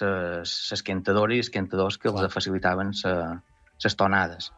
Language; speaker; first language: Catalan; native; Catalan